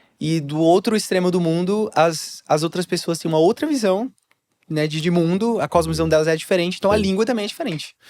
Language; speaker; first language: Portuguese; native; Portuguese